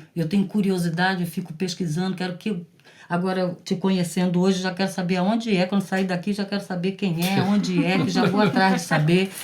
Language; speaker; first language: Portuguese; native; Portuguese